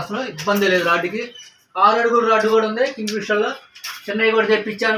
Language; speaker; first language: Telugu; native; Telugu